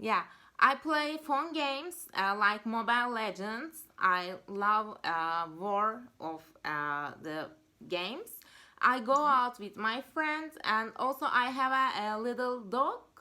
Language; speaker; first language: English; non-native, learner; Turkish